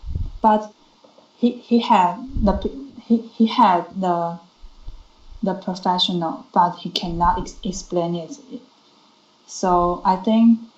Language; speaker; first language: English; non-native, learner; Chinese